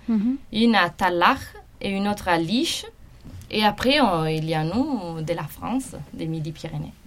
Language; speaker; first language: French; non-native, fluent; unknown